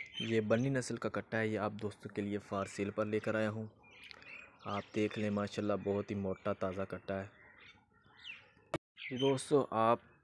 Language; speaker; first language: Urdu; non-native, local second language; Punjabi